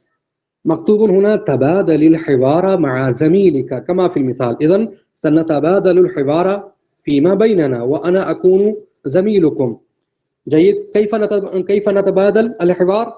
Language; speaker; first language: Arabic; non-native, fluent; Urdu